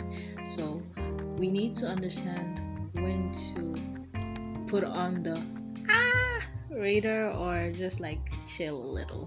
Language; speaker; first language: English; non-native, local second language; Yoruba